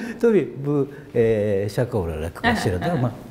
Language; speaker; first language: Turkish; non-native, learner; Japanese